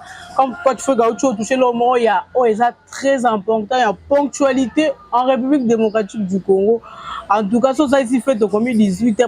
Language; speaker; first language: French; non-native, local second language; Lingala